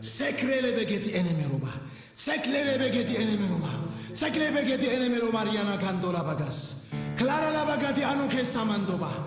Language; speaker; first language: Amharic; native; Amharic